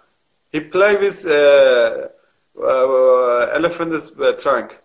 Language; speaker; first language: English; non-native, learner; Kurdish